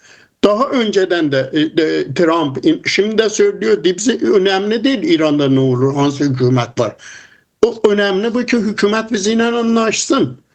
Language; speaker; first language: Turkish; non-native, fluent; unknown